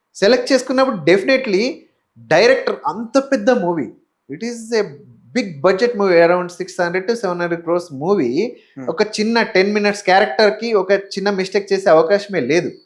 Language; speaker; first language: Telugu; native; Telugu